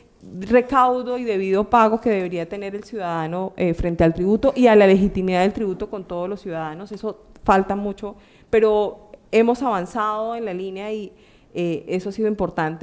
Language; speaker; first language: Spanish; native; Spanish